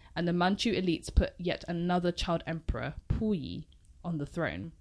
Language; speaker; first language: English; native; English